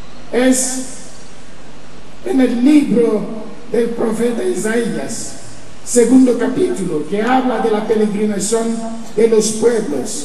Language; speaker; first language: Spanish; non-native, fluent; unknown